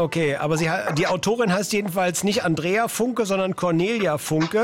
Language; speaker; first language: German; native; German